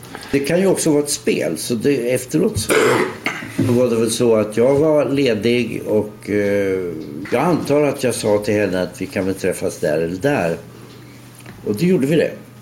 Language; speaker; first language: Swedish; non-native, fluent; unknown